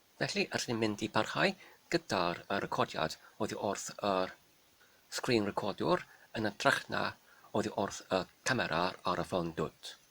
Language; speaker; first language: Welsh; non-native, fluent; German